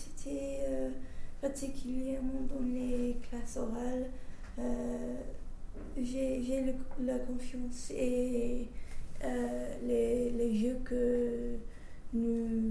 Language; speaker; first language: French; non-native, fluent; English